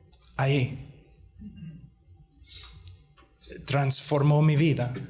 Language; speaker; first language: Spanish; non-native, fluent; English